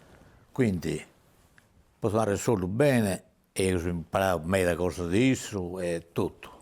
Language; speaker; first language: Italian; non-native, local second language; Sardinian